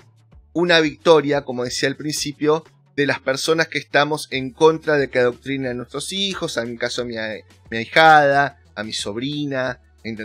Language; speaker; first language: Spanish; native; Spanish